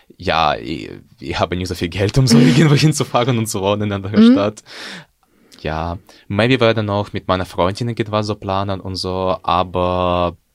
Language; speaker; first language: German; non-native, learner; Ukrainian